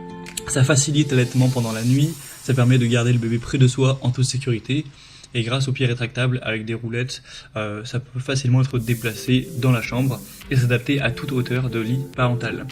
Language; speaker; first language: French; native; French